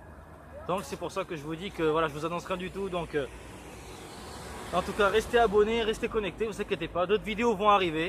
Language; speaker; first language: French; native; French